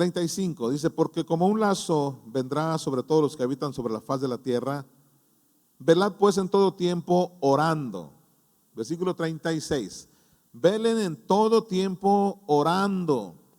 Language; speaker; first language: Spanish; native; Spanish